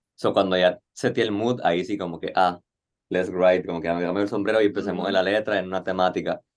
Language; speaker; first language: Spanish; native; Spanish